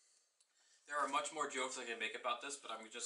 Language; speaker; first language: English; native; English